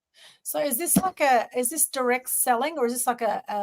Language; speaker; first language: English; native; English